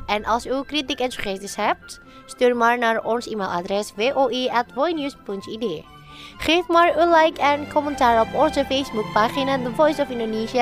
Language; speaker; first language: Dutch; non-native, fluent; Indonesian